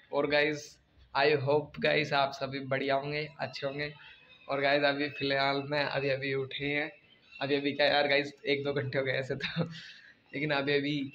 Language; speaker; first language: Hindi; native; Hindi